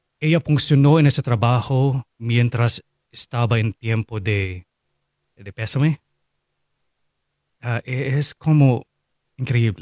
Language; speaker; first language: Spanish; non-native, fluent; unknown